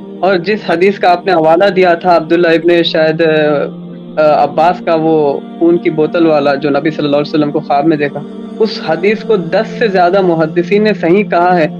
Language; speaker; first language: Urdu; native; Urdu